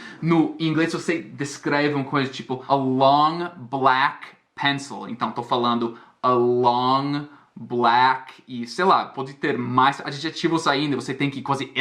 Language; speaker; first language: Portuguese; non-native, fluent; English